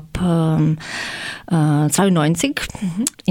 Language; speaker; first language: German; non-native, fluent; Croatian